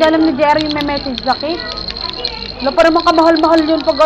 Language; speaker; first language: Filipino; native; Filipino